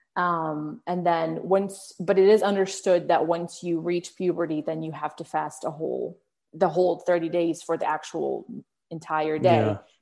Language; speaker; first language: English; early bilingual, other home language; Arabic